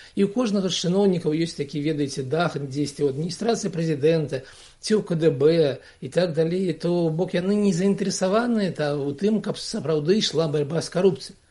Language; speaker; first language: Belarusian; non-native, local second language; Russian